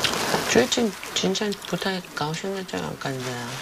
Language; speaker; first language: Chinese; non-native, learner; Korean